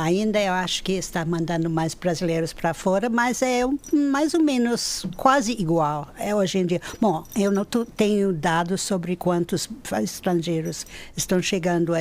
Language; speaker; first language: Portuguese; non-native, fluent; English